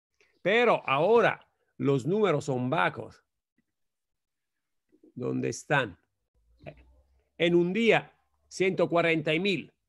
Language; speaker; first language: Spanish; non-native, fluent; Italian